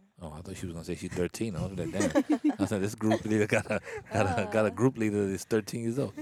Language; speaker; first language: English; early bilingual, other home language; Spanish